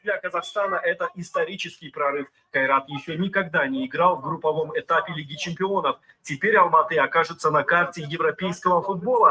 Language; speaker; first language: Russian; native; Russian